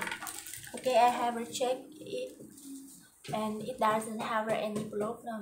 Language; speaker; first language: English; non-native, learner; Vietnamese